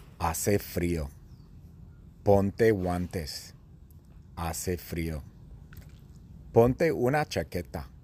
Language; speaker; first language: Spanish; non-native, fluent; English